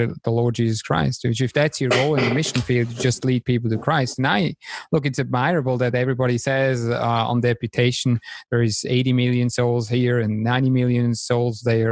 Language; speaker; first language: English; non-native, fluent; German